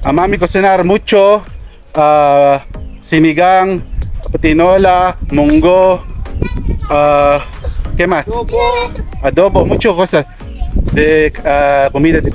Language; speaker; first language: Spanish; non-native, learner; Filipino